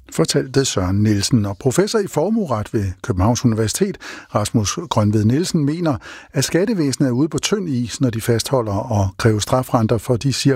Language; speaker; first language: Danish; native; Danish